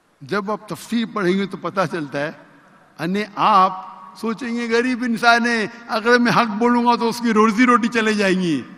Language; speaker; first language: Urdu; non-native, local second language; Konkani